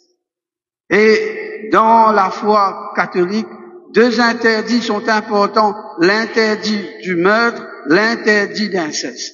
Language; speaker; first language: French; non-native, local second language; Morisyen